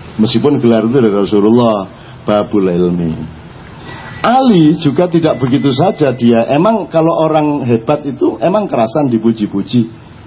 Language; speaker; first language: Indonesian; non-native, local second language; Javanese